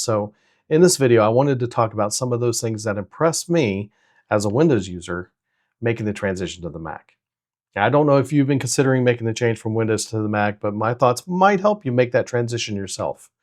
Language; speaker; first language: English; native; English